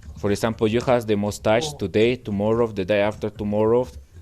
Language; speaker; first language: English; non-native, learner; Spanish